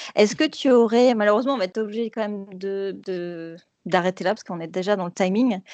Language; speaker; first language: French; native; French